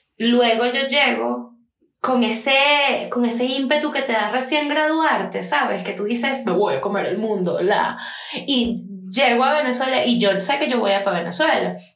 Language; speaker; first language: Spanish; native; Spanish